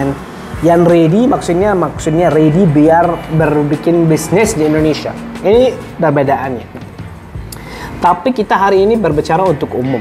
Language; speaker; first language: Indonesian; non-native, fluent; Arabic